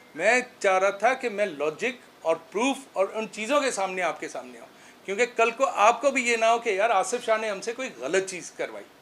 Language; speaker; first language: Urdu; non-native, local second language; Sindhi